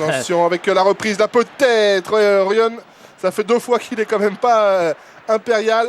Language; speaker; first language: French; native; French